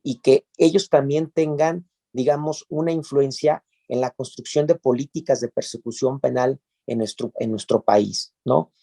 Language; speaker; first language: Spanish; native; Spanish